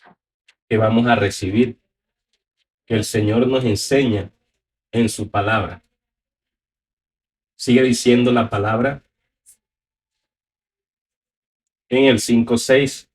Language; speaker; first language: Spanish; native; Spanish